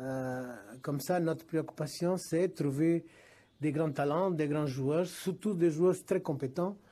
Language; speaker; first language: French; non-native, fluent; Portuguese